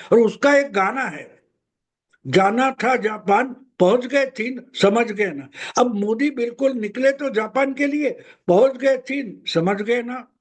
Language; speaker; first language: Hindi; non-native, local second language; Marathi